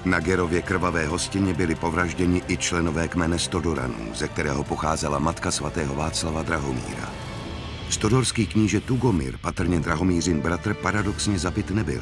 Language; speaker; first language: Czech; native; Czech